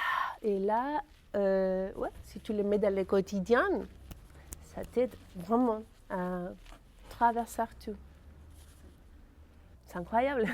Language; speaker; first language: French; non-native, fluent; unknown